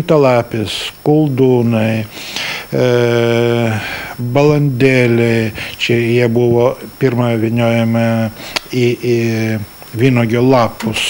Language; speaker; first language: Lithuanian; non-native, local second language; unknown